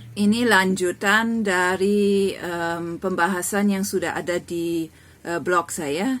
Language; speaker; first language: Indonesian; non-native, fluent; German